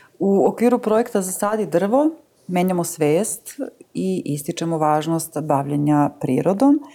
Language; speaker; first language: Serbian; native; Serbian